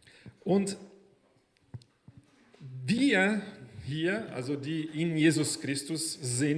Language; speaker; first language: German; non-native, fluent; Portuguese